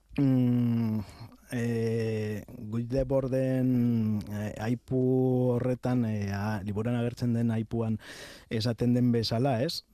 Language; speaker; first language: Basque; non-native, local second language; Spanish